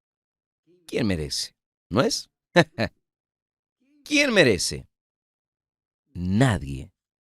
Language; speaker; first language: Spanish; non-native, fluent; Portuguese